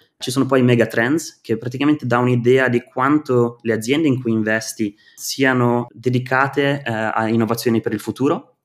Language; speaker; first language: Italian; native; Italian